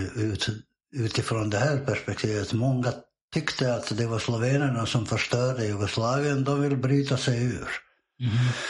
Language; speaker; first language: Swedish; non-native, fluent; Bosnian